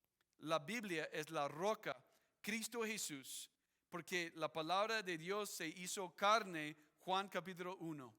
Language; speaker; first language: Spanish; non-native, fluent; English